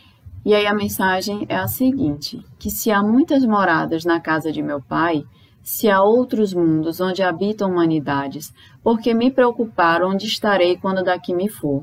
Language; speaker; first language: Portuguese; native; Portuguese